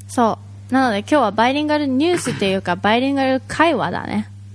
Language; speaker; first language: Japanese; native; Japanese